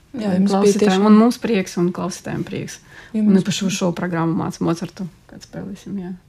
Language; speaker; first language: Latvian; non-native, local second language; Russian